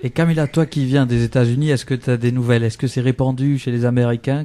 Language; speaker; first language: French; native; French